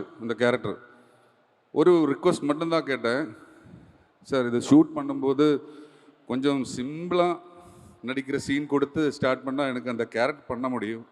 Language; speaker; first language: Tamil; non-native, learner; Malayalam